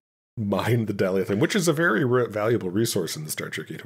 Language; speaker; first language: English; native; English